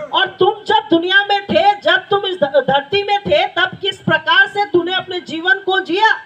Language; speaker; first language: Hindi; non-native, local second language; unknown